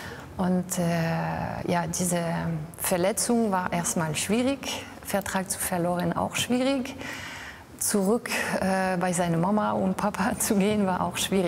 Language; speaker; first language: German; non-native, fluent; French